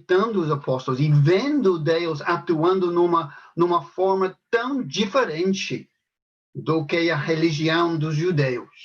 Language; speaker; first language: Portuguese; non-native, fluent; English